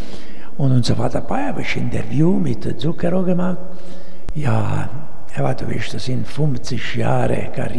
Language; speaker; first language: German; non-native, learner; Italian